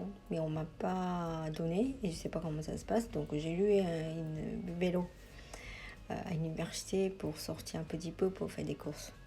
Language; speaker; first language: French; non-native, fluent; Japanese